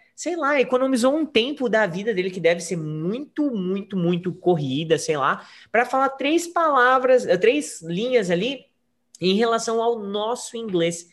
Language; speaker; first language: Portuguese; native; Portuguese